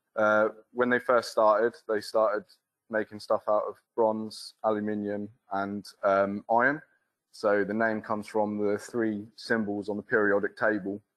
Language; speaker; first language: English; native; English